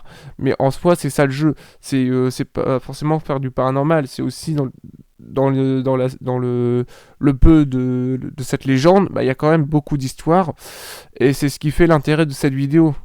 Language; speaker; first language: French; native; French